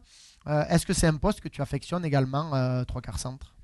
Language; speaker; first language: French; native; French